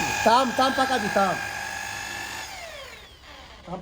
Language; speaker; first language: Russian; non-native, learner; Hindi